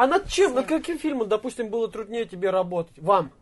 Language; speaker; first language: Russian; native; Russian